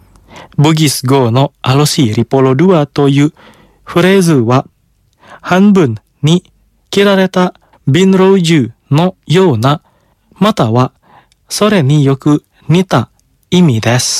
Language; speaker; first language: Japanese; non-native, fluent; Indonesian